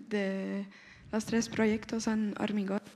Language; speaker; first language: Spanish; non-native, learner; French